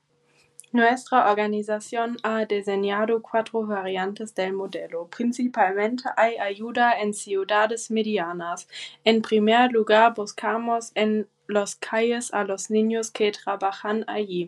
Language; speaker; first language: Spanish; non-native, learner; German